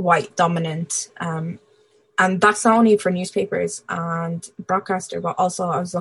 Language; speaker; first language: English; native; English